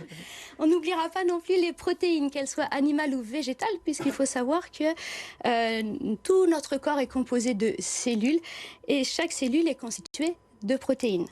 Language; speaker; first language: French; native; French